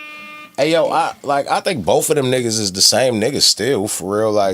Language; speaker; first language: English; native; English